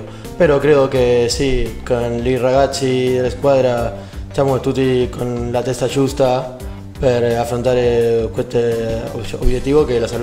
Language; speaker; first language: Italian; non-native, learner; Spanish